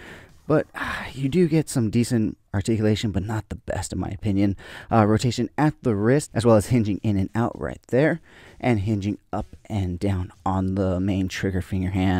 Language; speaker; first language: English; native; English